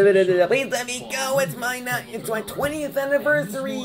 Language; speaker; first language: English; native; English